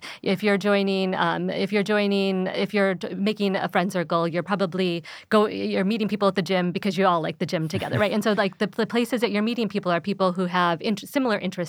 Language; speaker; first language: English; early bilingual, other home language; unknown